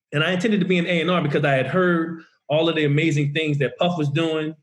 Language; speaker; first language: English; native; English